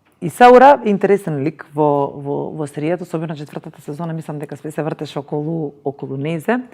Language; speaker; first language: Macedonian; native; Macedonian